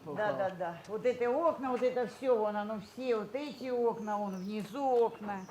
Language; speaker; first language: Russian; native; Russian